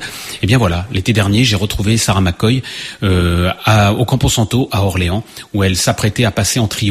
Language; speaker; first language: French; native; French